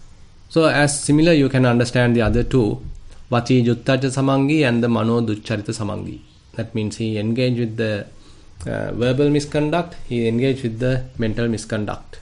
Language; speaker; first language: English; non-native, local second language; Sinhala